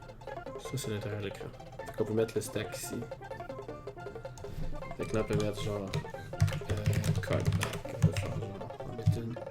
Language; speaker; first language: French; native; French